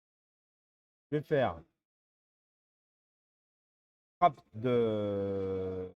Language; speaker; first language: French; native; French